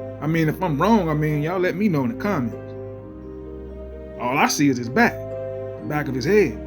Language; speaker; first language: English; native; English